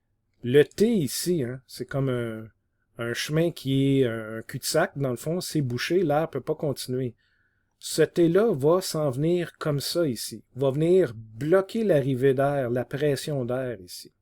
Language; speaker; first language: French; native; French